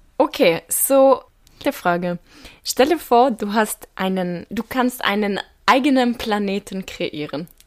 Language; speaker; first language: German; native; German